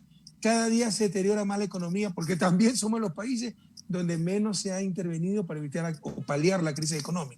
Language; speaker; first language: Spanish; native; Spanish